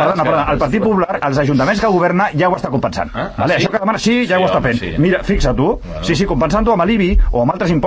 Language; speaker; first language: Catalan; native; Catalan